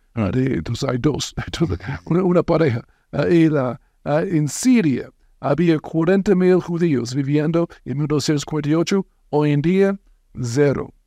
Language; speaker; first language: Spanish; non-native, fluent; English